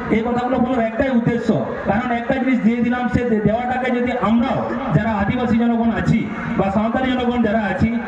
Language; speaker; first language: Bangla; non-native, local second language; Santali